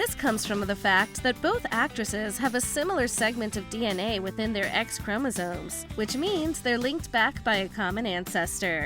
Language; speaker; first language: English; native; English